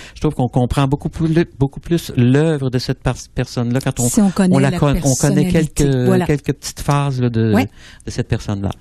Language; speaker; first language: French; native; French